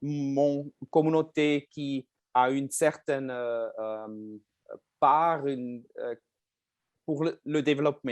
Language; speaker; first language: French; non-native, learner; German